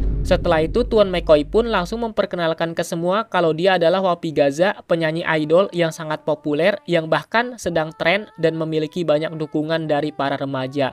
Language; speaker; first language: Indonesian; native; Indonesian